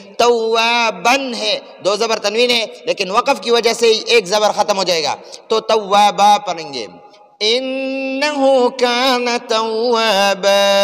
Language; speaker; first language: Urdu; non-native, local second language; Pashto